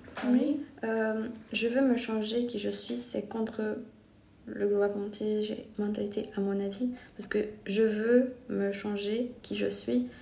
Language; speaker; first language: French; non-native, fluent; Hungarian